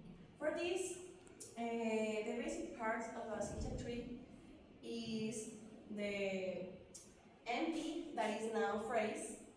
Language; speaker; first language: English; non-native, learner; Spanish